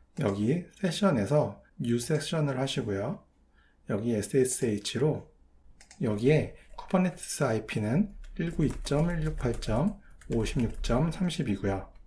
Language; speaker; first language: Korean; native; Korean